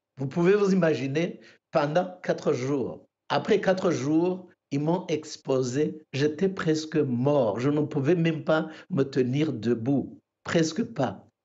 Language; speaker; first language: French; non-native, local second language; Kinyarwanda